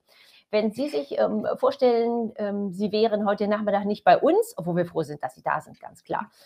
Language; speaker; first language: German; native; German